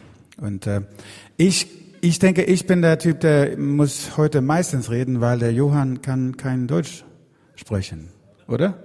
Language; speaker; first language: German; non-native, fluent; Swedish